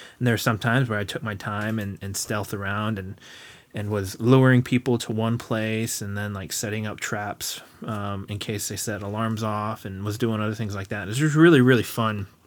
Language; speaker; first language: English; native; English